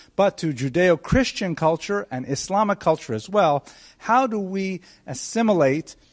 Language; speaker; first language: English; native; English